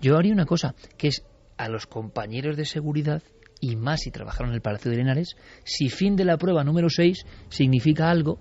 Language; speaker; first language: Spanish; native; Spanish